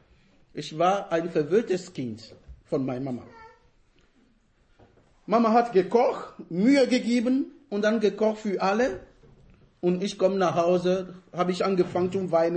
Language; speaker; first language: German; non-native, fluent; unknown